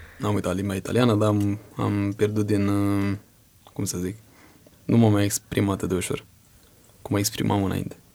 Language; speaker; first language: Romanian; early bilingual, heritage; Romanian